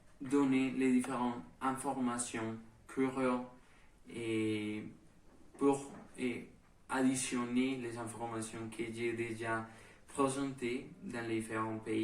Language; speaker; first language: French; non-native, learner; Spanish